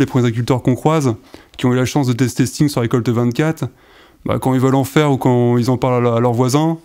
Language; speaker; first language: French; native; French